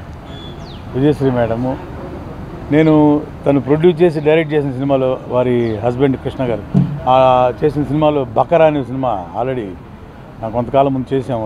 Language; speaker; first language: Telugu; native; Telugu